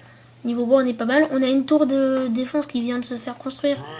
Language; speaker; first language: French; native; French